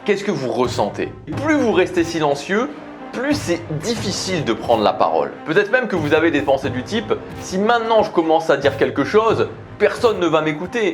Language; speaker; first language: French; native; French